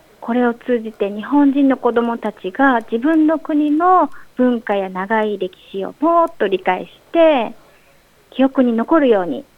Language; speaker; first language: Japanese; native; Japanese